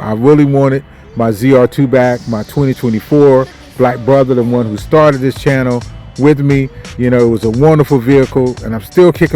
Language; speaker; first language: English; native; English